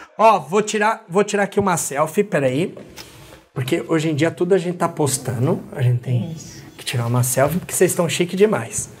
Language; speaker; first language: Portuguese; native; Portuguese